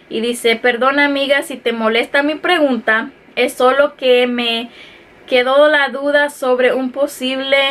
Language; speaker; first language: Spanish; early bilingual, heritage; Spanish